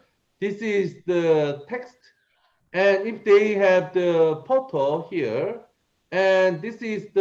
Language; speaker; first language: English; non-native, learner; Korean